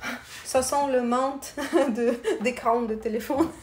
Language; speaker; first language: French; non-native, learner; Russian